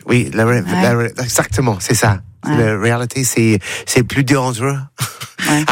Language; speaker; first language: French; non-native, learner; English